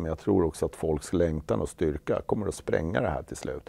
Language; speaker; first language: Swedish; native; Swedish